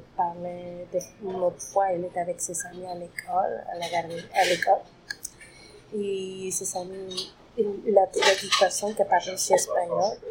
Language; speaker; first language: French; non-native, fluent; Spanish